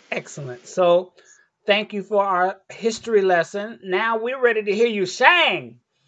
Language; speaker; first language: English; native; English